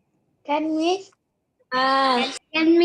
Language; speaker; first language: English; non-native, learner; Indonesian